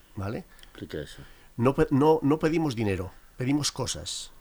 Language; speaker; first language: Spanish; native; Spanish